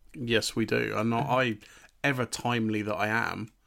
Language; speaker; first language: English; native; English